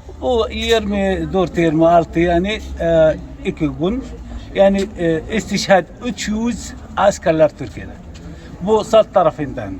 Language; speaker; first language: Turkish; non-native, learner; Arabic